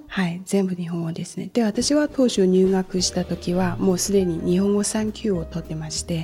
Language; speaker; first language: Japanese; non-native, fluent; Chinese